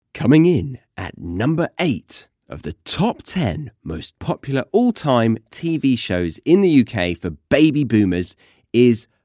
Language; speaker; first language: English; native; English